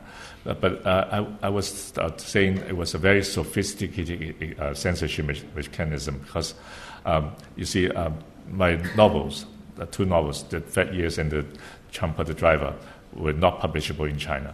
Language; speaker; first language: English; non-native, local second language; Cantonese